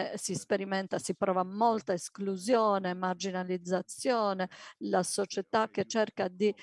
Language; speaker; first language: Italian; non-native, fluent; Dutch